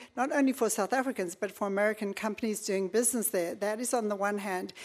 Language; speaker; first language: English; native; English